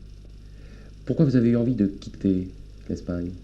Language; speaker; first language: French; native; French